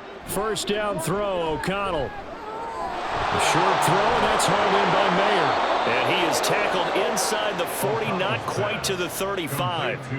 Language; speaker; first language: English; native; English